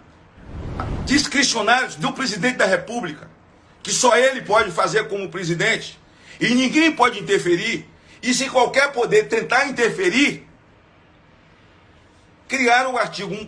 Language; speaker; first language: Portuguese; native; Portuguese